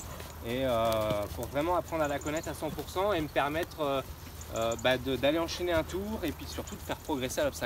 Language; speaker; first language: French; native; French